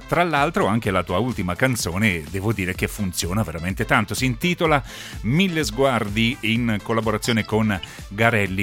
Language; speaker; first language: Italian; native; Italian